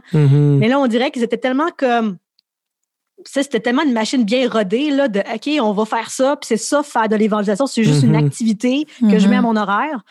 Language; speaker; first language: French; native; French